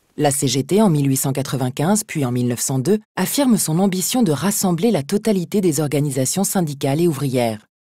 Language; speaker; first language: French; native; French